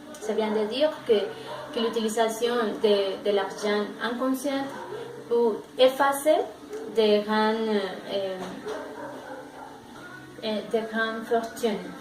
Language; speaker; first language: French; non-native, learner; Spanish